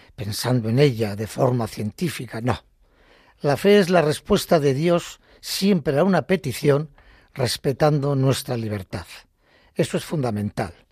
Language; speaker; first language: Spanish; native; Spanish